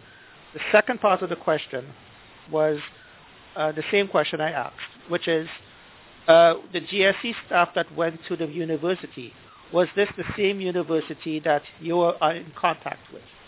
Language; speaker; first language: English; non-native, learner; Arabic